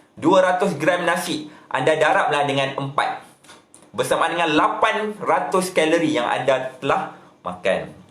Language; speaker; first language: Malay; native; Malay